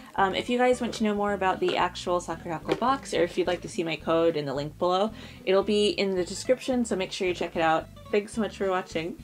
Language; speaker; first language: English; native; English